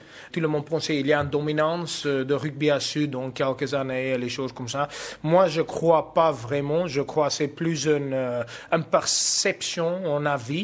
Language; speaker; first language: French; non-native, fluent; Afrikaans